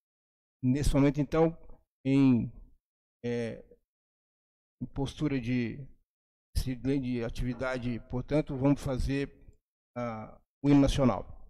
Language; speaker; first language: Portuguese; native; Portuguese